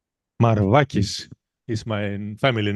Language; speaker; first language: English; non-native, fluent; Greek